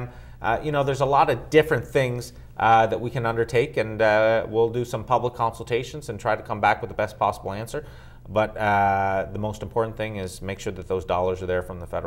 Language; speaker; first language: English; native; English